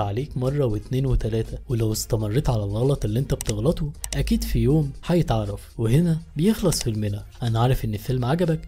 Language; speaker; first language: Arabic; native; Arabic